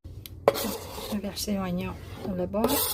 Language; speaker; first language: French; non-native, learner; Vietnamese